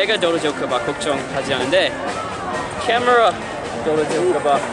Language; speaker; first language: Korean; non-native, learner; English